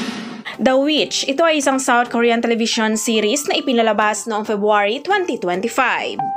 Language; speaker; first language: Filipino; native; Filipino